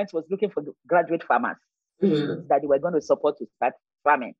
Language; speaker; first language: English; non-native, local second language; Yoruba